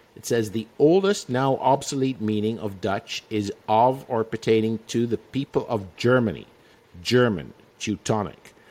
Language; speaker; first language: English; non-native, fluent; Dutch